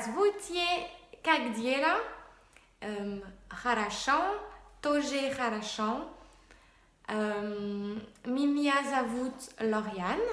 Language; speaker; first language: Russian; non-native, learner; French